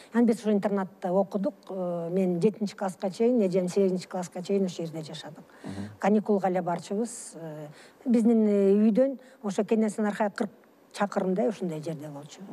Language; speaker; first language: Kyrgyz; early bilingual, other home language; Russian